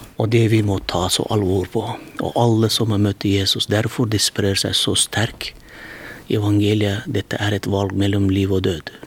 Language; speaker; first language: Norwegian; non-native, fluent; Turkmen